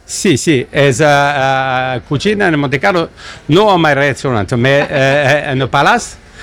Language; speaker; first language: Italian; non-native, learner; English